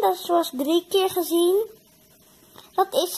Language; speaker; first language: Dutch; early bilingual, other home language; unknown